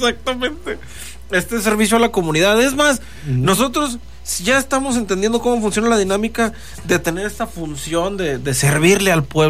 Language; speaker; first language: Spanish; native; Spanish